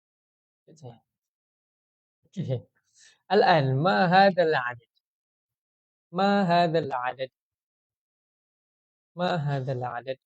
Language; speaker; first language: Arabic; non-native, fluent; Malay